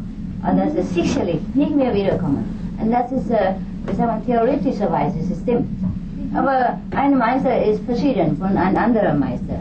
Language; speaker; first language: German; non-native, learner; Vietnamese